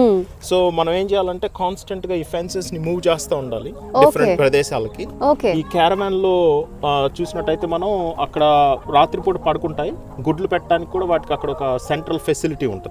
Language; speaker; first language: Telugu; native; Telugu